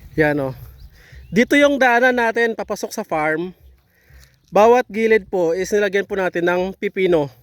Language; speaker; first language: Filipino; non-native, local second language; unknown